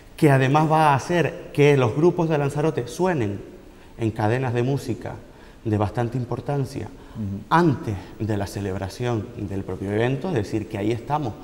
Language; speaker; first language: Spanish; native; Spanish